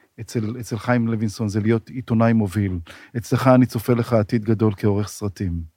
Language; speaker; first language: Hebrew; native; Hebrew